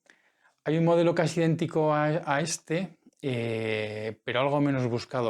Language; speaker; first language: Spanish; native; Spanish